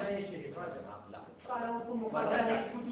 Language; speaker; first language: Arabic; native; Arabic